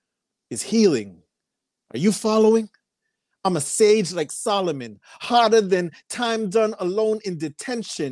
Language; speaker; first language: English; native; English